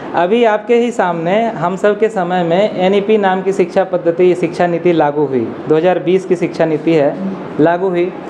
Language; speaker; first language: Hindi; non-native, local second language; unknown